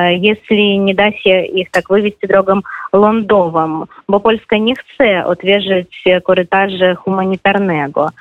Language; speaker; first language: Polish; non-native, fluent; Russian